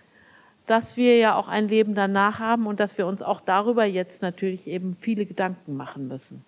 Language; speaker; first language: German; native; German